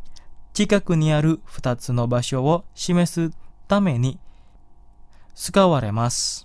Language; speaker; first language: Japanese; non-native, fluent; Indonesian